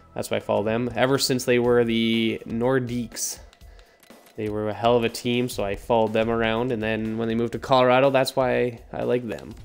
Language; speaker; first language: English; native; English